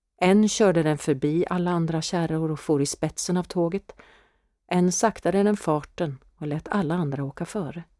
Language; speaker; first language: Swedish; native; Swedish